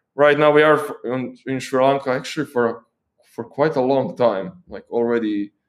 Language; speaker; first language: English; non-native, fluent; Croatian